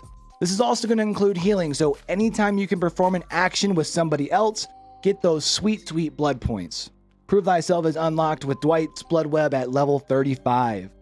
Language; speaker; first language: English; native; English